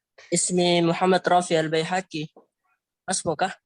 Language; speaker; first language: Arabic; non-native, learner; Indonesian